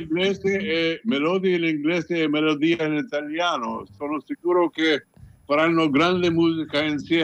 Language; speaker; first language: Italian; non-native, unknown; Hindi